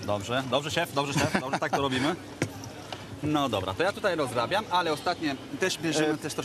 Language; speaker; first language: Polish; non-native, fluent; French